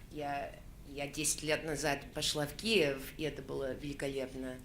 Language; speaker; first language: Russian; early bilingual, heritage; Russian